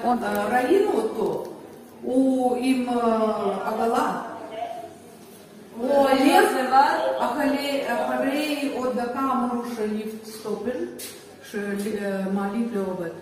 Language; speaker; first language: Hebrew; non-native, learner; Russian